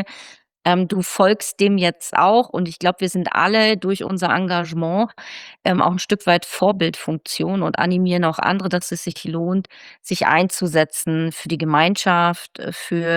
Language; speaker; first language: German; native; German